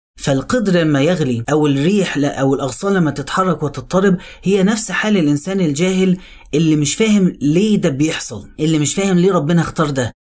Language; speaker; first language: Arabic; native; Arabic